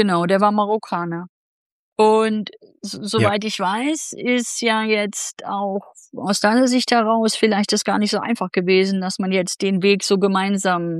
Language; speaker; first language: German; native; German